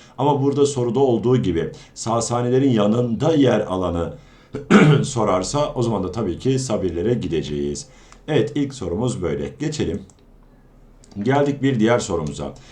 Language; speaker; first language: Turkish; native; Turkish